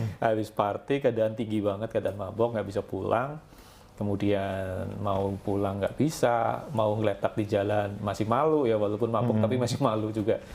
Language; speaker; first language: Indonesian; non-native, local second language; Javanese